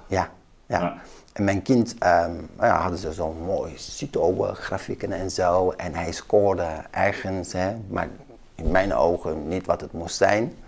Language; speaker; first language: Dutch; early bilingual, other home language; Kurdish